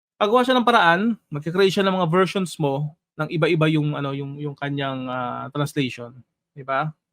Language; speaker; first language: Filipino; native; Filipino